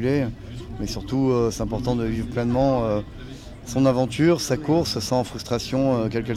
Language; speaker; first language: French; native; French